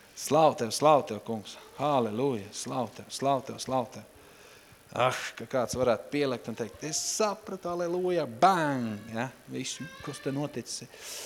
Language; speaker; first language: Latvian; non-native, local second language; Russian